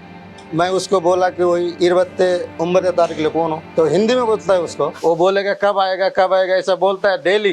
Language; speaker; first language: Hindi; non-native, local second language; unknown